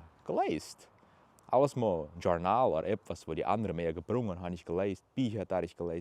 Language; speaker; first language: German; early bilingual, heritage; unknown